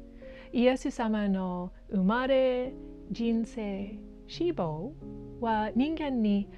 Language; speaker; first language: Japanese; non-native, learner; English